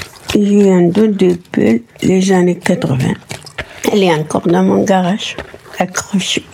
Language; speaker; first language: French; non-native, local second language; Berber languages